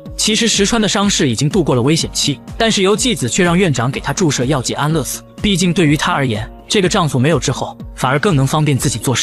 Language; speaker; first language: Chinese; native; Chinese